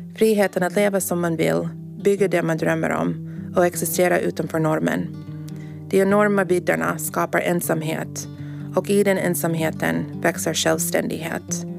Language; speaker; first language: Swedish; early bilingual, heritage; English